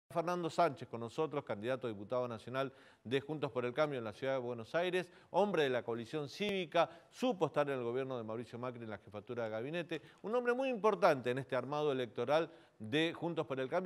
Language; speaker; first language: Spanish; native; Spanish